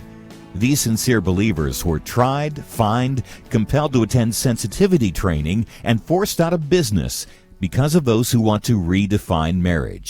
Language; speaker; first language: English; native; English